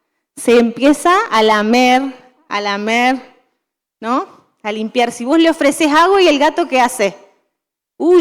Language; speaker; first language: Spanish; native; Spanish